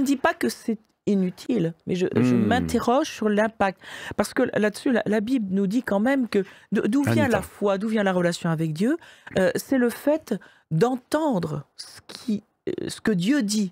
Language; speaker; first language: French; native; French